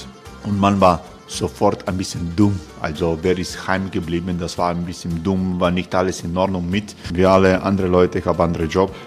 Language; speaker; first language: German; non-native, learner; Croatian